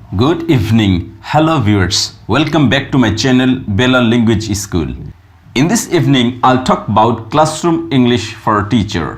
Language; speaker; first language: English; non-native, local second language; Bangla